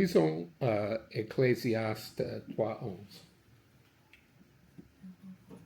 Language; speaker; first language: French; non-native, learner; English